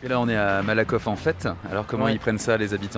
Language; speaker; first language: French; native; French